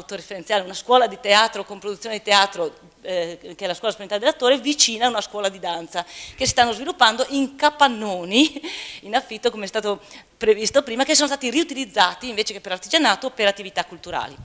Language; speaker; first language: Italian; native; Italian